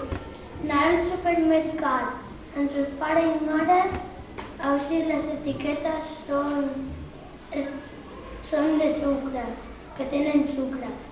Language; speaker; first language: Catalan; non-native, local second language; Spanish